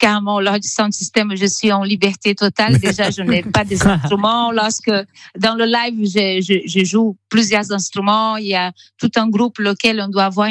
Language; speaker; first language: French; non-native, fluent; Portuguese